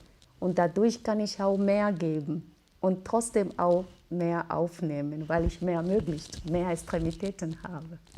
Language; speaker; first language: German; non-native, fluent; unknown